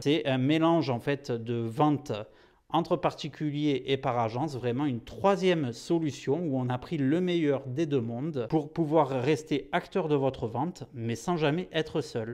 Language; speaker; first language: French; native; French